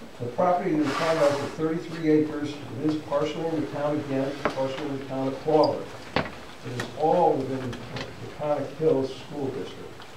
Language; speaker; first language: English; native; English